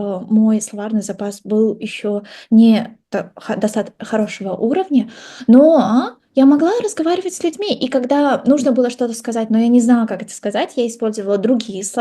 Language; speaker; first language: Russian; non-native, local second language; Kazakh